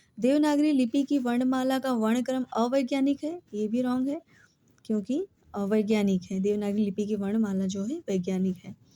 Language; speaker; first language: Hindi; native; Hindi